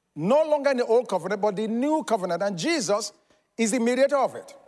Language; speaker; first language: English; non-native, local second language; Yoruba